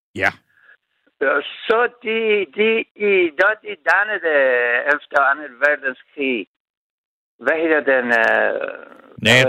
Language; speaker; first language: Danish; non-native, learner; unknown